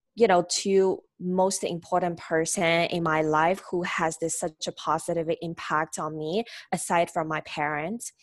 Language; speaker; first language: English; non-native, fluent; Chinese